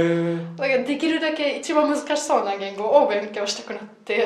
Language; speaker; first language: Japanese; non-native, fluent; German